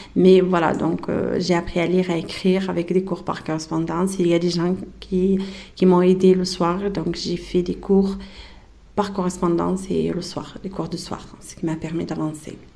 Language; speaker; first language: French; early bilingual, other home language; Arabic